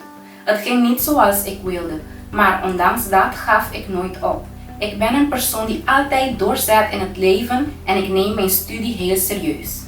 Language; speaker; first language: Dutch; non-native, local second language; Papiamento